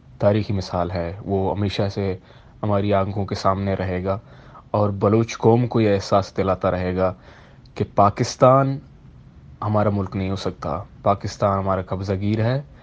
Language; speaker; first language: Urdu; non-native, local second language; Baluchi